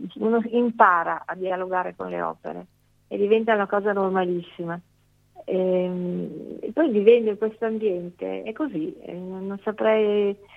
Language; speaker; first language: Italian; native; Italian